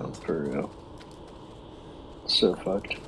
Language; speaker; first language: English; native; English